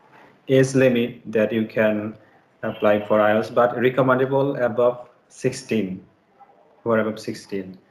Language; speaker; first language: English; non-native, learner; Bangla